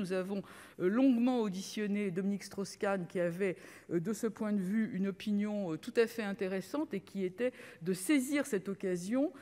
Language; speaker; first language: French; native; French